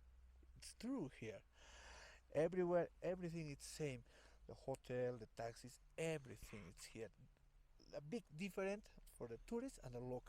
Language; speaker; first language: English; non-native, learner; Spanish